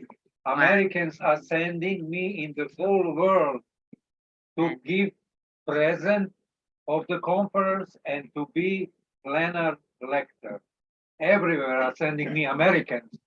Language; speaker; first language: English; non-native, learner; Serbian